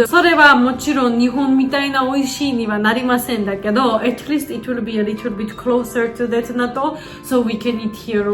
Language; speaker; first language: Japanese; non-native, fluent; Georgian